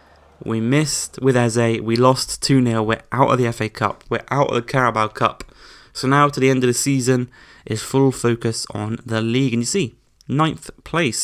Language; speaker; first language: English; native; English